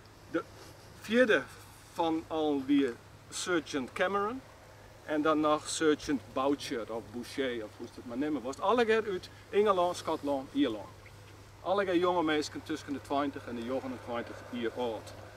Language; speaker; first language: Dutch; non-native, local second language; Western Frisian